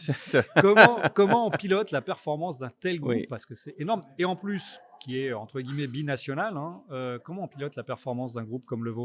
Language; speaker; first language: French; native; French